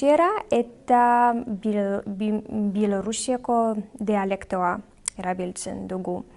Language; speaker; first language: Basque; non-native, learner; Belarusian